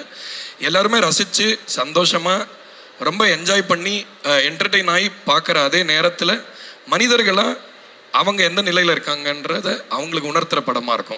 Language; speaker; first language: Tamil; native; Tamil